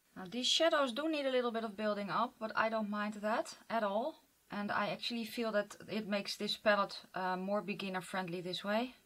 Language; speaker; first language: English; non-native, fluent; Dutch